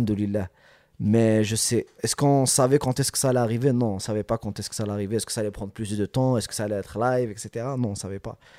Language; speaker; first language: French; early bilingual, other home language; Arabic